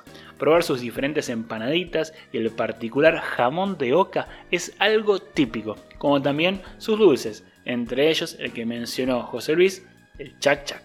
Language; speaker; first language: Spanish; native; Spanish